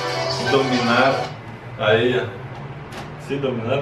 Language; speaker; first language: Spanish; non-native, fluent; Russian